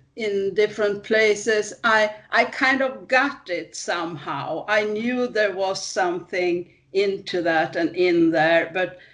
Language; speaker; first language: English; non-native, fluent; Swedish